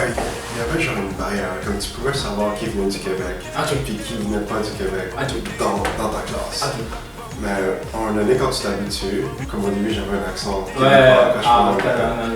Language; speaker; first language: French; early bilingual, other home language; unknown